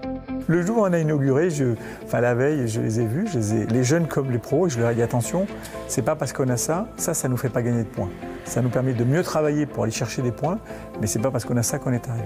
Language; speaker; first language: French; native; French